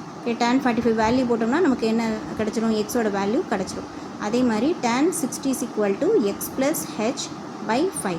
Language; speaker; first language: Tamil; native; Tamil